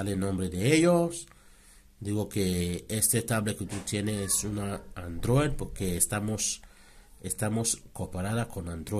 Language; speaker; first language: Spanish; non-native, learner; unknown